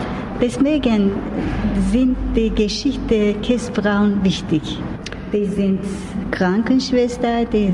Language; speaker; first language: German; non-native, learner; Turkish